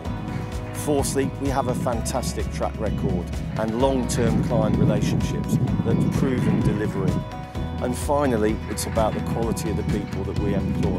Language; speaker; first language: English; native; English